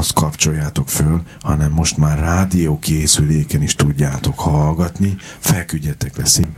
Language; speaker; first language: Hungarian; native; Hungarian